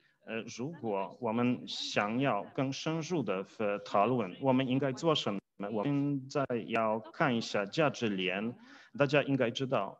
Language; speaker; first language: Chinese; non-native, fluent; Polish